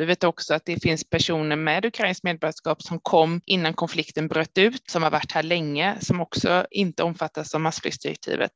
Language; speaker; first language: Swedish; native; Swedish